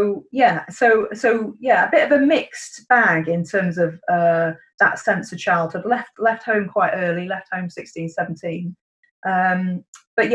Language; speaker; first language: English; native; English